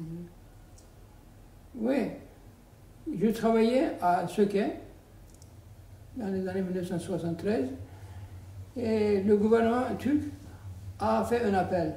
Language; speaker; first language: French; non-native, fluent; Turkish